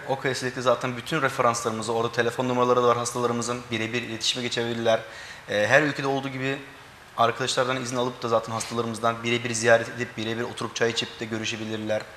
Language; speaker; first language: Turkish; early bilingual, heritage; Turkish